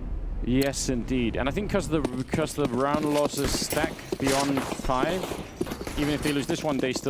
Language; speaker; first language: English; native; English